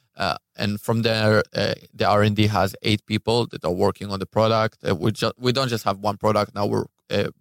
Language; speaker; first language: English; non-native, fluent; Hebrew